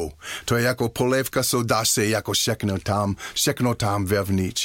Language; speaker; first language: Czech; non-native, learner; English